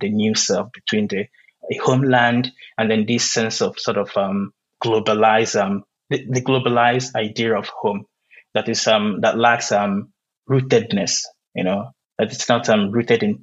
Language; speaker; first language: English; non-native, local second language; Igbo